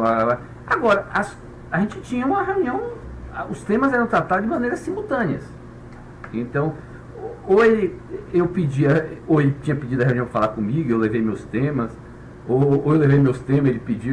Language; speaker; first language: Portuguese; native; Portuguese